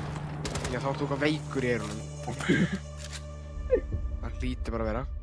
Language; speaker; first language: Icelandic; native; Icelandic